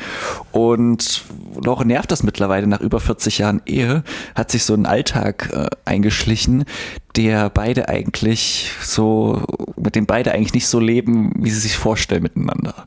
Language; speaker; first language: German; native; German